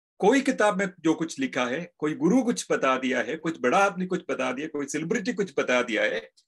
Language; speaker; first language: Hindi; non-native, local second language; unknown